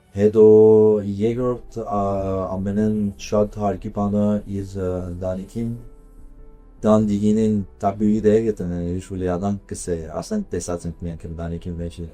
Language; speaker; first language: Armenian; early bilingual, heritage; Armenian